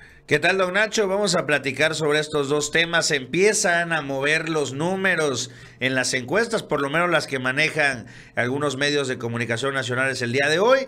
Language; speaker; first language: Spanish; native; Spanish